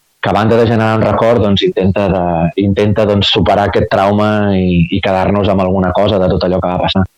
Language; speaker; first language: Catalan; native; Catalan